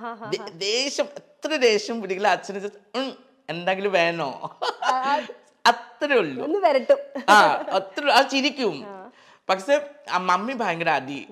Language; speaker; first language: Malayalam; non-native, learner; Assamese